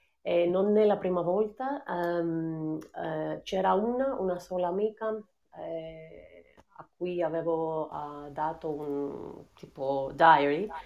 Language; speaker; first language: Italian; non-native, fluent; Greek